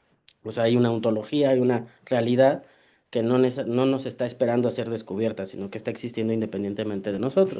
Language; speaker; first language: Spanish; native; Spanish